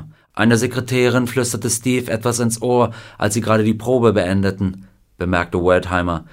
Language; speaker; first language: German; native; German